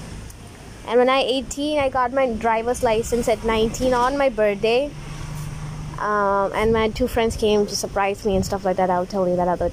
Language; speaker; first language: English; non-native, local second language; Tamil